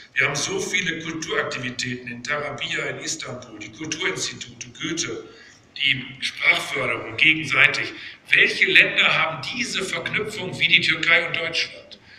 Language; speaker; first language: German; native; German